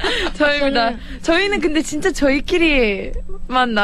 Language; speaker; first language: Korean; early bilingual, heritage; Korean